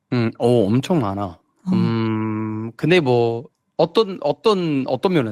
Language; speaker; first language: Korean; non-native, fluent; English